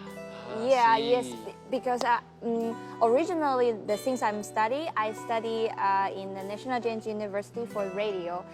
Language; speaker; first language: English; non-native, learner; Chinese